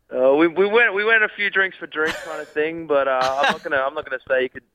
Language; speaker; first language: English; native; English